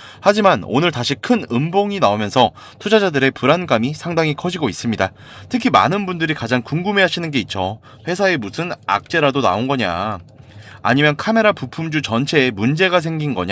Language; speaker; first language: Korean; native; Korean